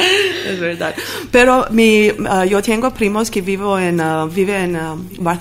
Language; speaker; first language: Spanish; non-native, learner; Armenian